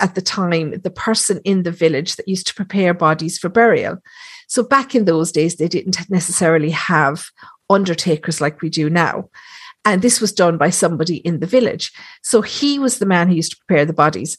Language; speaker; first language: English; native; English